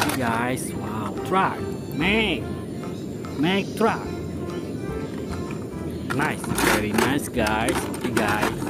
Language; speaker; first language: English; non-native, learner; Indonesian